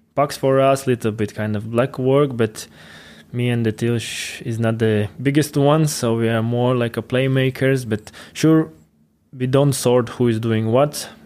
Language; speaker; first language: English; non-native, fluent; Latvian